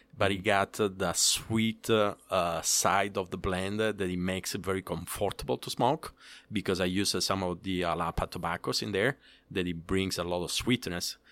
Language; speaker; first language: English; non-native, fluent; Italian